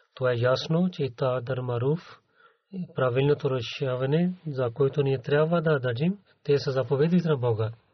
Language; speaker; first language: Bulgarian; non-native, learner; Urdu